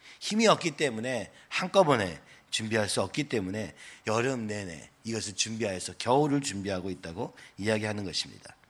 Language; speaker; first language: Korean; native; Korean